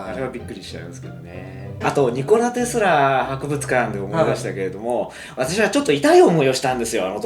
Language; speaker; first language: Japanese; native; Japanese